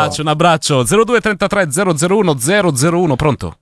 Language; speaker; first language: Italian; native; Italian